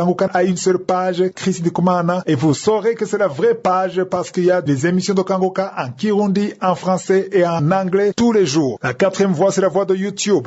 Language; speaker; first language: French; non-native, local second language; Rundi